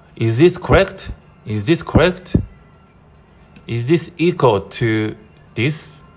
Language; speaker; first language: English; non-native, fluent; Japanese